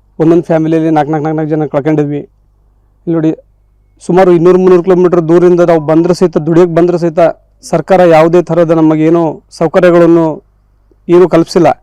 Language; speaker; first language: Kannada; non-native, local second language; Lambadi